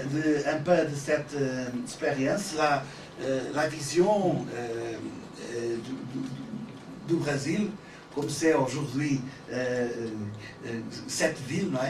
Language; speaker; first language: French; non-native, learner; Portuguese